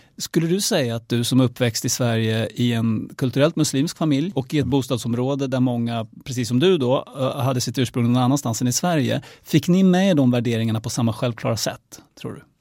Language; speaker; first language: Swedish; native; Swedish